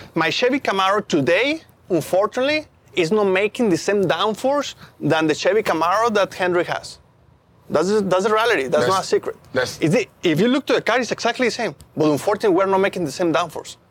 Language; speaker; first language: English; non-native, fluent; Spanish